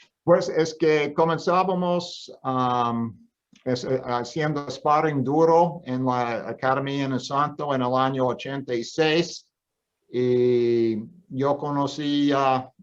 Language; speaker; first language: Spanish; non-native, fluent; English